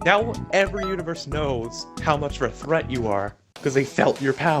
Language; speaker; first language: English; native; English